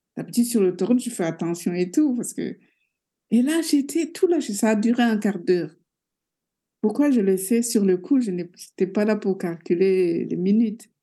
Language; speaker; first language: French; non-native, local second language; Rundi